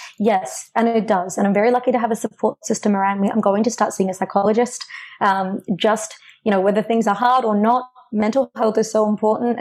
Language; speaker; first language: English; native; English